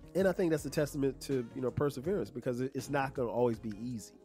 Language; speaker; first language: English; native; English